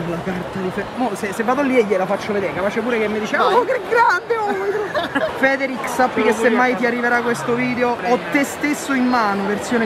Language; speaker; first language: Italian; native; Italian